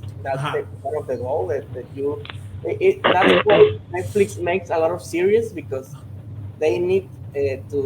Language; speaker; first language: English; non-native, learner; Spanish